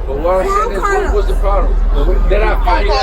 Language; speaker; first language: English; native; English